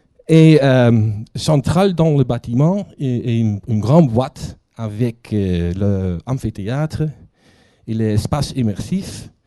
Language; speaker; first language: French; non-native, learner; Dutch